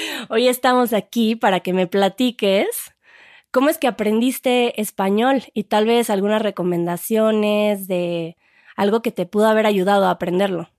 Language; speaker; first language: Spanish; native; Spanish